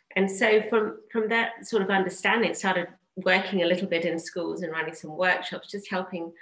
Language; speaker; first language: English; native; English